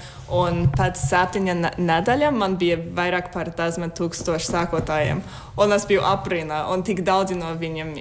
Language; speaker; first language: Latvian; non-native, fluent; English